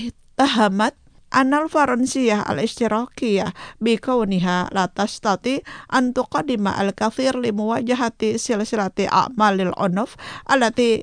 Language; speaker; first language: Arabic; non-native, fluent; Indonesian